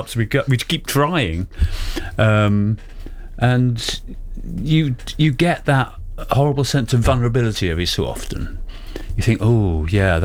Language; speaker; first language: English; native; English